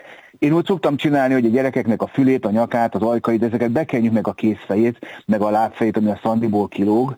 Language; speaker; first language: Hungarian; native; Hungarian